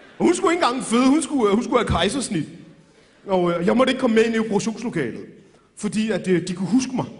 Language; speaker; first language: Danish; early bilingual, other home language; Arabic